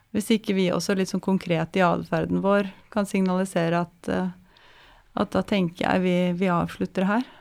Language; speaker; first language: Norwegian; native; Norwegian